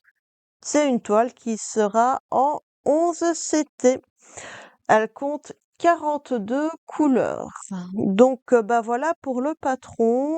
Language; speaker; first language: French; native; French